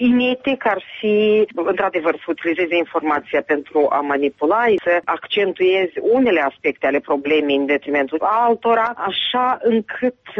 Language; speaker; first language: Romanian; native; Romanian